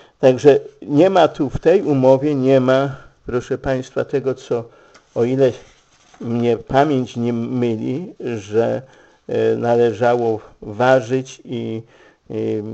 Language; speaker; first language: Polish; native; Polish